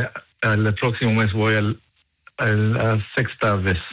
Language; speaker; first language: Spanish; non-native, learner; Hebrew